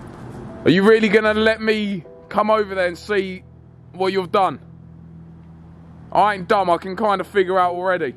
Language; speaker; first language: English; native; English